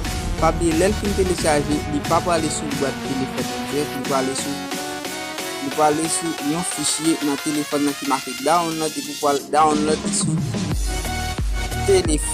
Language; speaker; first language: French; non-native, learner; Haitian Creole